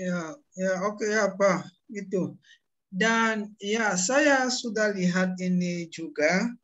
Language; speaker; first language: Indonesian; non-native, learner; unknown